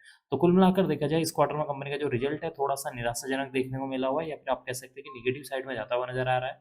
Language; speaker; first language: Hindi; native; Hindi